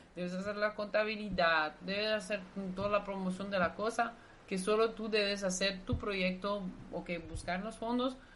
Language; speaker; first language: Spanish; non-native, fluent; Dutch